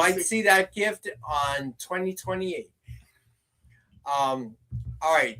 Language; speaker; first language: English; native; English